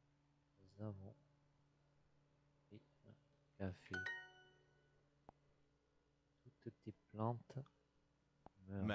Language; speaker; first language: French; non-native, learner; English